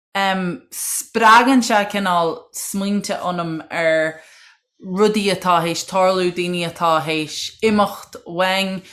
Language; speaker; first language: Irish; native; Irish